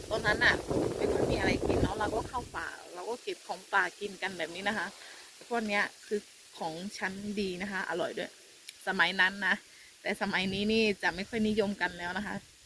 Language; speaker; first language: Thai; non-native, local second language; Akha